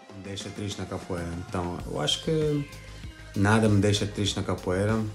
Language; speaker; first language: Portuguese; native; Portuguese